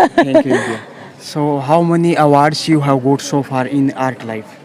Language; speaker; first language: English; non-native, local second language; Hindi